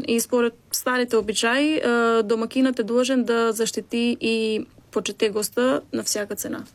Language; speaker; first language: Bulgarian; early bilingual, heritage; Albanian